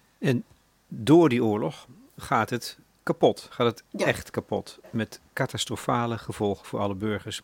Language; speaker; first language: Dutch; native; Dutch